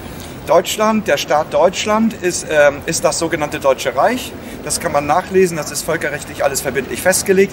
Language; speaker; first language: German; native; German